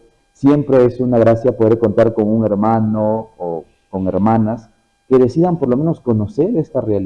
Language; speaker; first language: Spanish; native; Spanish